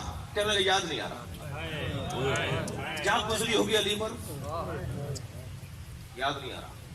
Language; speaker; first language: Urdu; native; Urdu